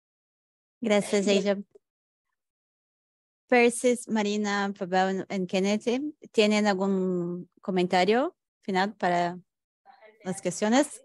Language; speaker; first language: Spanish; non-native, fluent; Portuguese